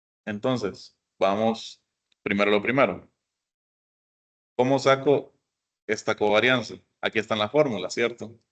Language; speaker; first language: Spanish; native; Spanish